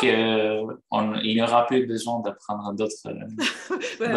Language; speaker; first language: French; non-native, fluent; Greek